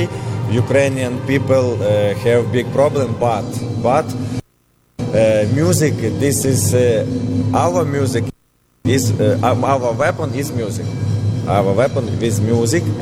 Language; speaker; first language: English; non-native, learner; Ukrainian